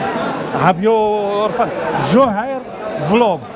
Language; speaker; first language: English; non-native, learner; Arabic